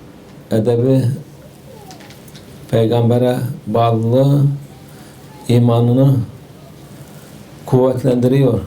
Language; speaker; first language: Turkish; native; Turkish